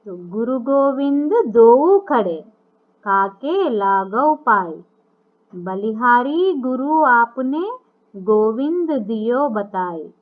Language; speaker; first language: Hindi; non-native, local second language; Telugu